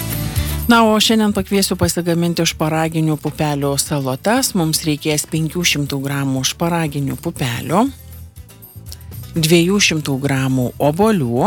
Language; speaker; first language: Lithuanian; native; Lithuanian